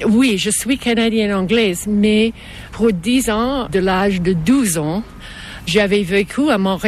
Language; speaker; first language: French; non-native, fluent; English